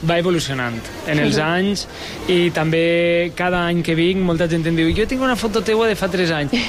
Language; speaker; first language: Catalan; native; Catalan